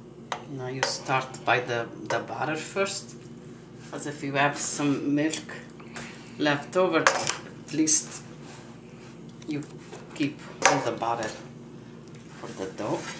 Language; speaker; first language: English; non-native, learner; Portuguese